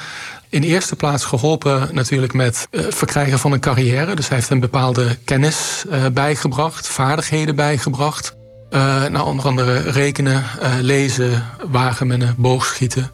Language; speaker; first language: Dutch; native; Dutch